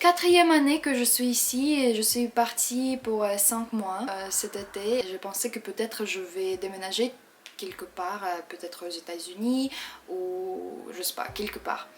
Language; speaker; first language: French; non-native, fluent; Russian